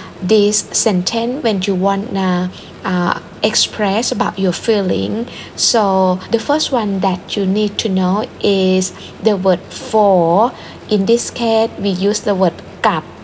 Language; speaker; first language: English; non-native, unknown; Thai